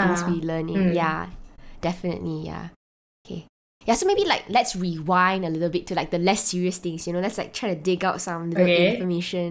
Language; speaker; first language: English; non-native, local second language; Chinese